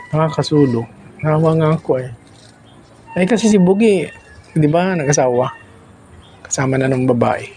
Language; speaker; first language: Filipino; native; Filipino